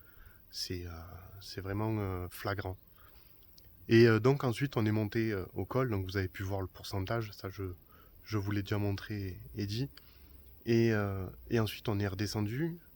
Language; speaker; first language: French; native; French